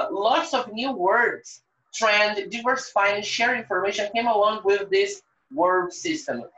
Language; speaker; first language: English; non-native, fluent; Portuguese